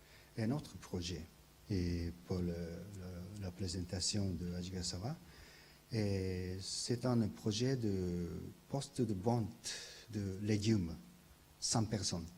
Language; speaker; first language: French; non-native, learner; Japanese